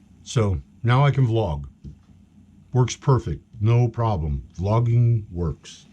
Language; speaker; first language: English; native; English